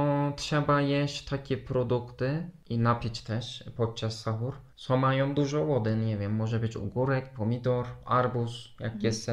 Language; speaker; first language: Polish; non-native, learner; Turkish